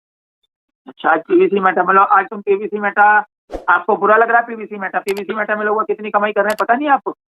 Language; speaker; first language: Hindi; native; Hindi